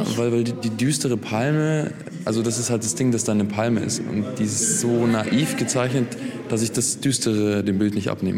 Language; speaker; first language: German; native; German